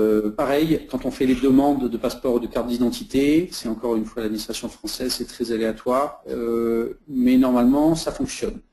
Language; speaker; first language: French; native; French